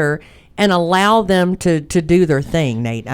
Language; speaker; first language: English; native; English